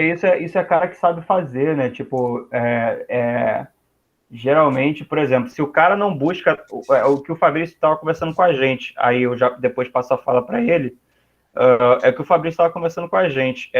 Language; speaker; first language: Portuguese; native; Portuguese